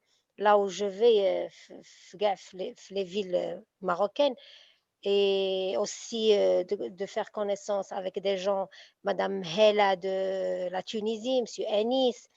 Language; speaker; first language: French; non-native, local second language; Arabic